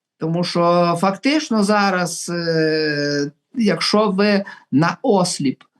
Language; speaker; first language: Ukrainian; native; Ukrainian